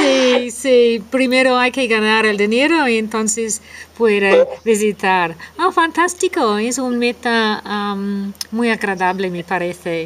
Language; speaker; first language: Spanish; non-native, fluent; English